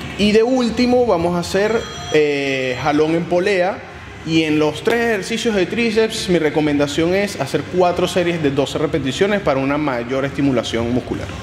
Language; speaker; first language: Spanish; native; Spanish